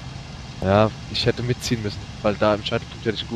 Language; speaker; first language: German; native; German